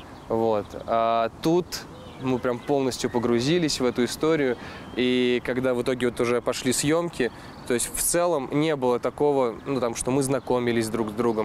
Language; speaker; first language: Russian; native; Russian